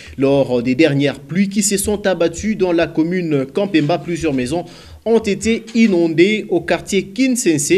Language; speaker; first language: French; non-native, local second language; Swahili